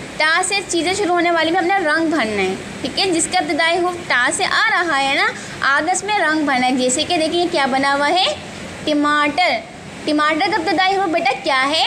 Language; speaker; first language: Urdu; native; Urdu